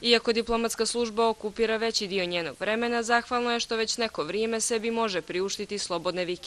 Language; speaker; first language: Bosnian; native; Bosnian